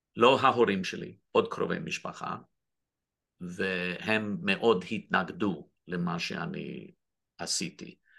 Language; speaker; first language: Hebrew; non-native, fluent; English